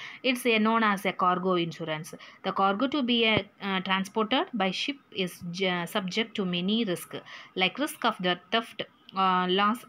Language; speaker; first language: English; non-native, local second language; Tamil